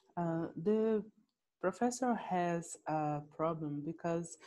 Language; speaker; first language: English; non-native, learner; Portuguese